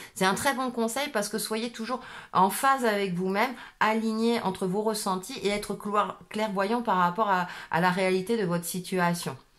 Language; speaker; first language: French; native; French